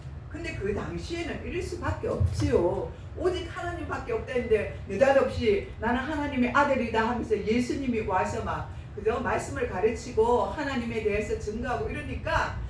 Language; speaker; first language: Korean; native; Korean